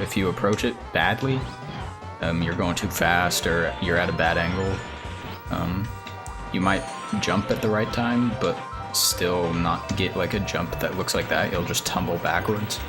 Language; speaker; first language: English; native; English